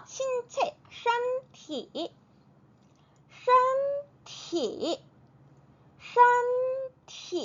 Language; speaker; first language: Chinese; non-native, fluent; Korean